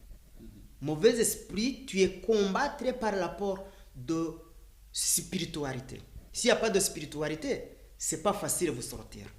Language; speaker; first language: French; non-native, learner; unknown